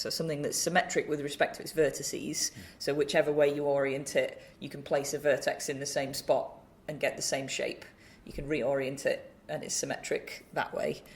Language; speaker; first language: English; native; English